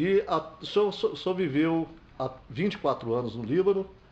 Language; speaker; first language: Portuguese; native; Portuguese